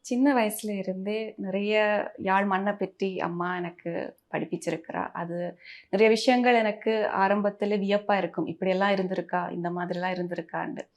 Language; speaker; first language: Tamil; early bilingual, heritage; Tamil